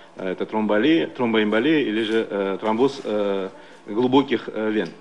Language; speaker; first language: Russian; non-native, local second language; Uzbek